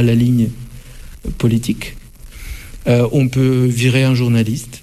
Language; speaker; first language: French; non-native, fluent; Russian